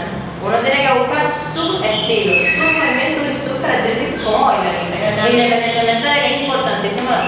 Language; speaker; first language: Spanish; native; Spanish